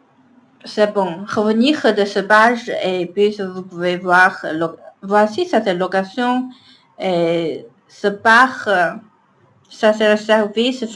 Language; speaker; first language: French; non-native, learner; Chinese